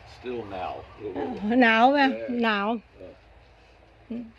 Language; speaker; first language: English; non-native, learner; Thai